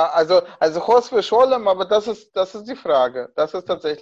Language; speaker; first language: German; non-native, fluent; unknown